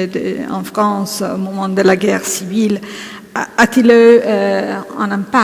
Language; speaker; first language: French; non-native, fluent; Italian